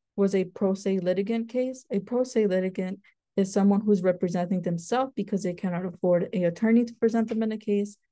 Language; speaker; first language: English; native; English